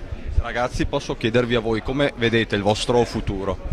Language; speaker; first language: Italian; native; Italian